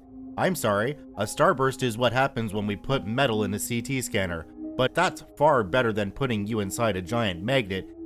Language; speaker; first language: English; native; English